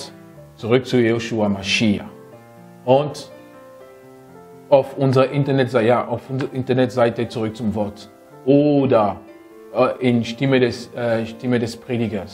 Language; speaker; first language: German; non-native, fluent; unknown